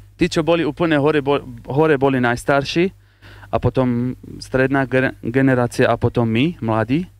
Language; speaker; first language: Slovak; non-native, learner; Persian